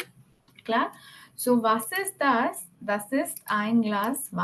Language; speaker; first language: German; non-native, fluent; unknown